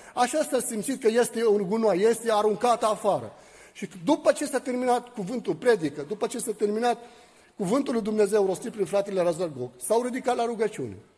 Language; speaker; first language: Romanian; non-native, fluent; Arabic